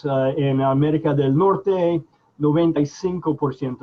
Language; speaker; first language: Spanish; non-native, fluent; English